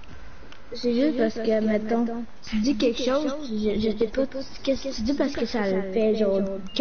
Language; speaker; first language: French; native; French